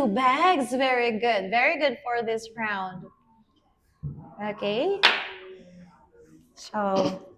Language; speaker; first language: English; non-native, fluent; Vietnamese